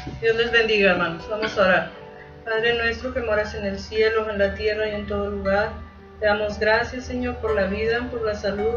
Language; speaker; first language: Spanish; native; Spanish